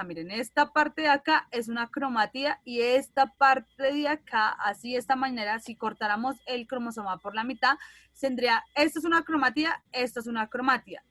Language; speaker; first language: Spanish; native; Spanish